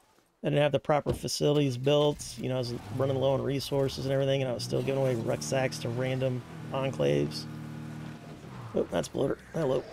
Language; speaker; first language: English; native; English